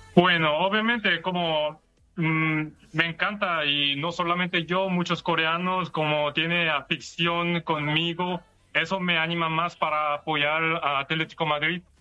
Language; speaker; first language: Spanish; non-native, fluent; Korean